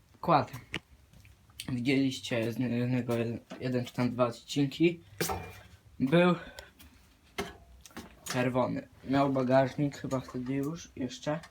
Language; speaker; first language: Polish; native; Polish